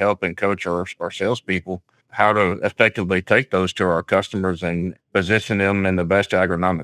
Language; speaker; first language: English; native; English